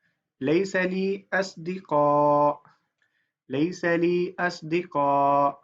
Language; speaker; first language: Arabic; non-native, fluent; Urdu